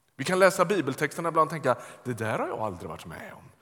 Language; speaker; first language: Swedish; native; Swedish